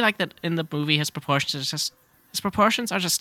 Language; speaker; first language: English; non-native, fluent; German